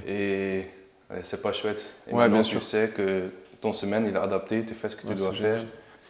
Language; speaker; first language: French; non-native, learner; Dutch